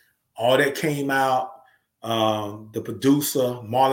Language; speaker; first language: English; native; English